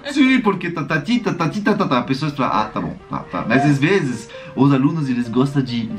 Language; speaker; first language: Portuguese; non-native, fluent; French